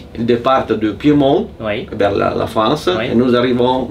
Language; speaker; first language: French; non-native, fluent; Italian